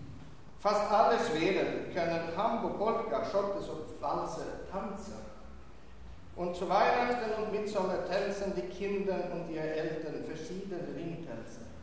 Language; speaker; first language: German; non-native, fluent; Swedish